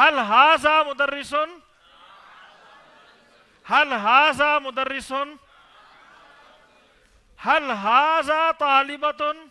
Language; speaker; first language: Arabic; non-native, fluent; Urdu